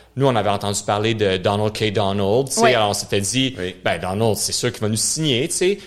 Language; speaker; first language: French; native; French